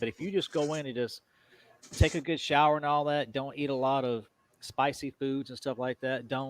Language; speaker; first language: English; native; English